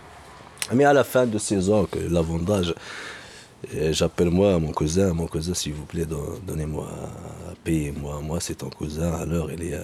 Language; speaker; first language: French; non-native, learner; Arabic